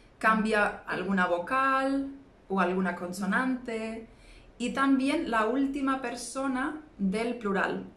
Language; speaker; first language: Spanish; native; Spanish